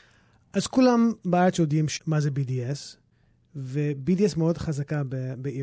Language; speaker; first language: Hebrew; early bilingual, heritage; English